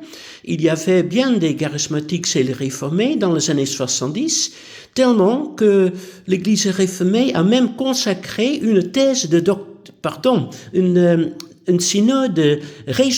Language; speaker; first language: French; non-native, fluent; Dutch